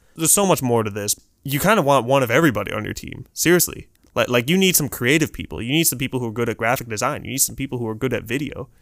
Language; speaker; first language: English; early bilingual, other home language; Urdu